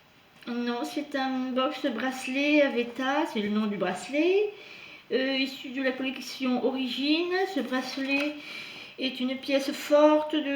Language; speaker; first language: French; native; French